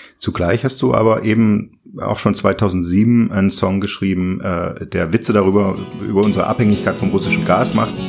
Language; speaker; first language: German; native; German